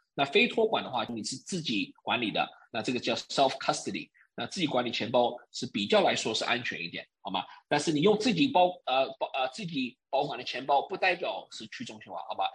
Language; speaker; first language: Chinese; early bilingual, heritage; Chinese